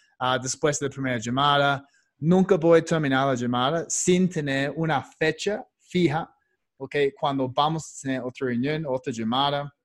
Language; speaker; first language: Spanish; non-native, fluent; English